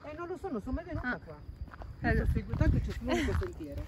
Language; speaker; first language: Italian; native; Italian